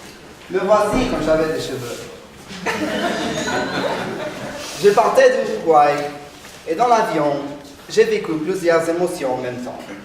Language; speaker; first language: French; non-native, learner; Spanish